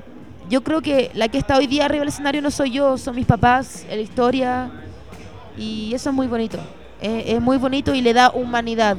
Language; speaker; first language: Spanish; early bilingual, heritage; Spanish